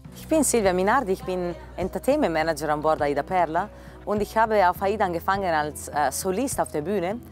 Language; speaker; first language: German; non-native, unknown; Italian